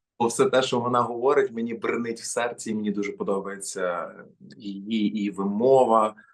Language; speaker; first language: Ukrainian; native; Ukrainian